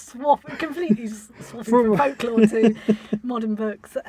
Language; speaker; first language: English; native; English